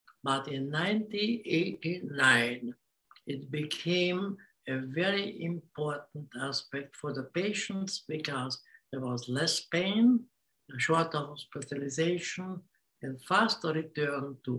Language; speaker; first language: English; non-native, fluent; Hungarian